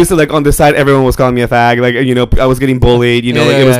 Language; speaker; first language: English; non-native, fluent; Spanish